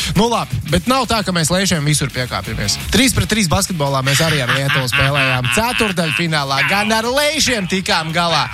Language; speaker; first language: Latvian; native; Latvian